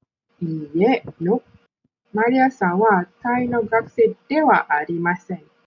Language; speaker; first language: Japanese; non-native, learner; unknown